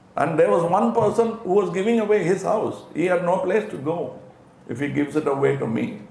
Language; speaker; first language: English; non-native, local second language; Tamil